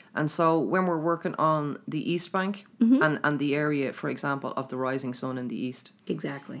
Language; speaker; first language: English; native; English